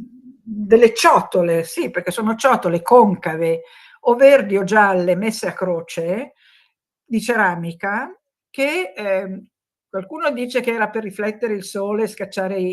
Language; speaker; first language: Italian; native; Italian